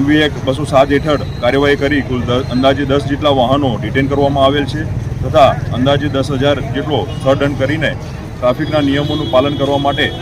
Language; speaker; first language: Gujarati; native; Gujarati